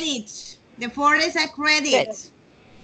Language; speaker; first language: English; non-native, learner; Spanish